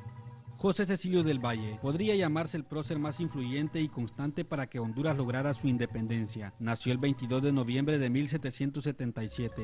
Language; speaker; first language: Spanish; native; Spanish